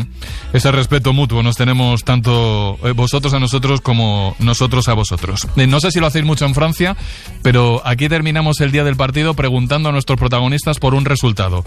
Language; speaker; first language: Spanish; native; Spanish